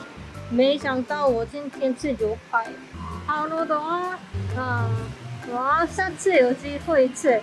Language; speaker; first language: Chinese; non-native, learner; Korean